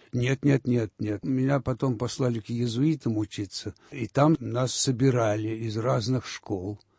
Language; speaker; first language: Russian; early bilingual, heritage; Russian